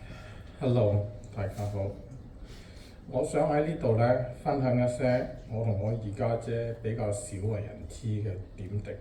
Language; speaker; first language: Cantonese; native; Cantonese